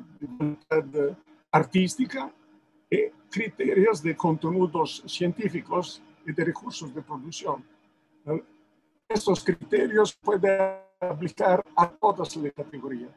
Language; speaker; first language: Spanish; non-native, fluent; Italian